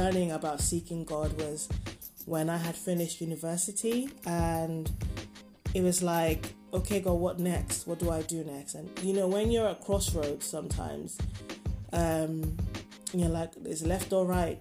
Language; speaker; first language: English; non-native, local second language; Yoruba